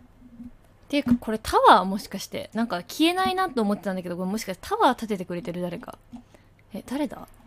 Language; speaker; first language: Japanese; native; Japanese